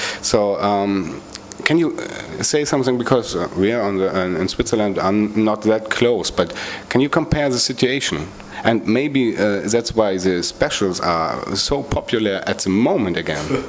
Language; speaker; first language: English; non-native, fluent; German